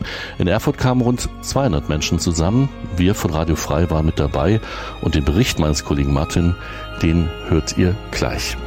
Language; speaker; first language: German; native; German